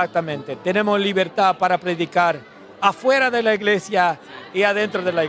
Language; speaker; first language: Spanish; non-native, learner; Romanian